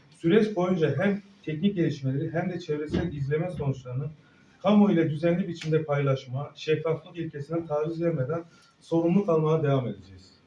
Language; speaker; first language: Turkish; native; Turkish